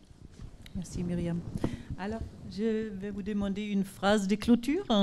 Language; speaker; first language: French; non-native, fluent; German